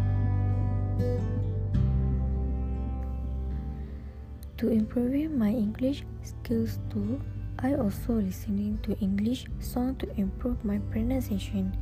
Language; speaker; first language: English; non-native, local second language; Malay